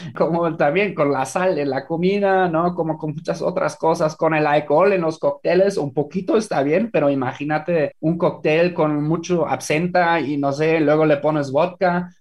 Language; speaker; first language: Spanish; non-native, fluent; German